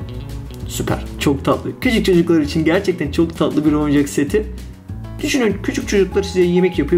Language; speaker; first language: Turkish; non-native, fluent; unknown